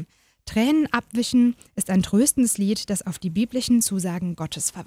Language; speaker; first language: German; native; German